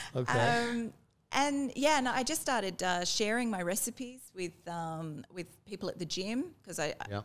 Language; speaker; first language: English; native; English